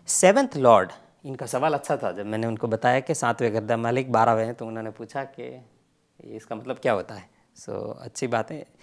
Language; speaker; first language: Hindi; non-native, local second language; Gujarati